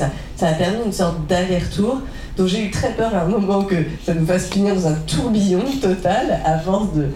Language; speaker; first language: French; native; French